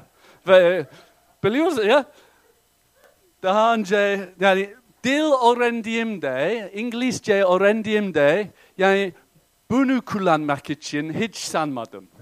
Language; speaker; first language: Turkish; non-native, fluent; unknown